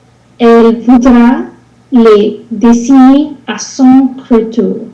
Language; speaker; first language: French; non-native, learner; English